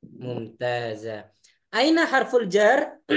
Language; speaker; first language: Arabic; non-native, fluent; Indonesian